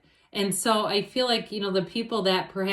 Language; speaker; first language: English; native; English